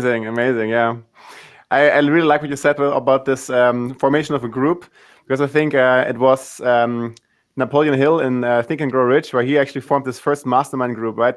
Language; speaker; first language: English; non-native, fluent; German